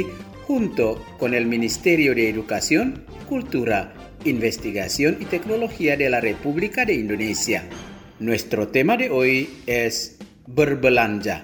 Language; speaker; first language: Spanish; non-native, fluent; Indonesian